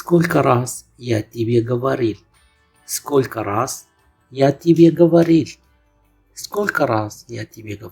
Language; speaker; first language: Russian; non-native, fluent; Arabic